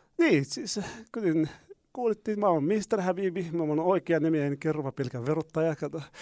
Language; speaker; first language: Finnish; non-native, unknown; Arabic